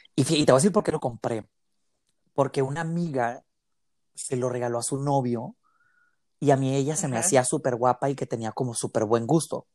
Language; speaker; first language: Spanish; native; Spanish